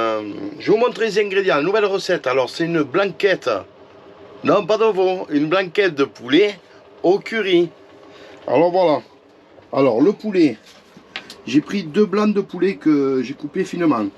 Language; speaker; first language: French; native; French